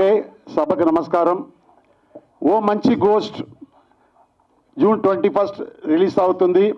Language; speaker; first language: Telugu; native; Telugu